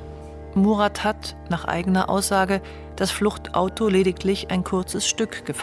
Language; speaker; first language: German; native; German